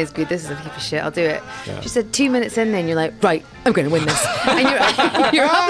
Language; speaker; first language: English; native; English